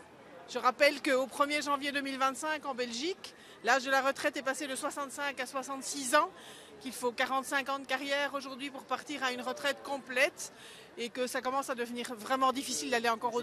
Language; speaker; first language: French; native; French